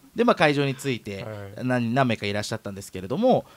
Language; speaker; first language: Japanese; native; Japanese